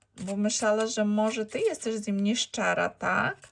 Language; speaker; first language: Polish; non-native, learner; Ukrainian